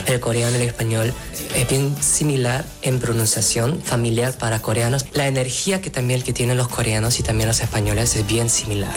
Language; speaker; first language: Spanish; non-native, fluent; Korean